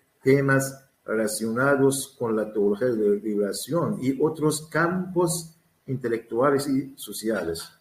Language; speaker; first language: Spanish; non-native, learner; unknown